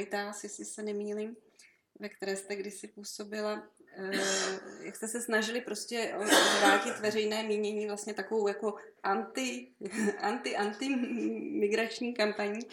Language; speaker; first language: Czech; native; Czech